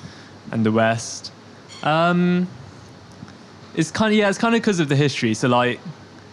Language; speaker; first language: English; native; English